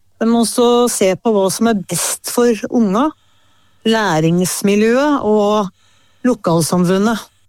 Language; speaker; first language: Norwegian; native; Norwegian